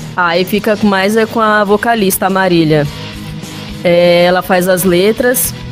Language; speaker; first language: Portuguese; native; Portuguese